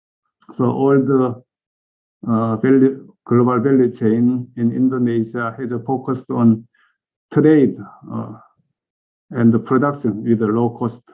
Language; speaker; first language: English; non-native, learner; Korean